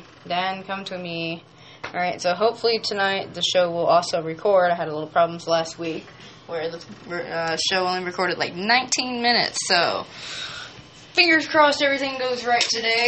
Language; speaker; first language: English; native; English